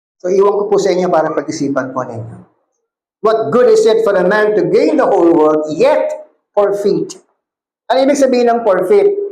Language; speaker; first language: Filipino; non-native, local second language; Cebuano